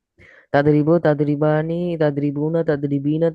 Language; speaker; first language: Arabic; non-native, learner; Bangla